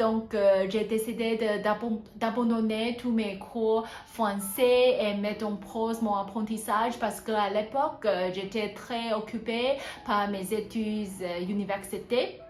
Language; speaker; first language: French; non-native, fluent; Hakka Chinese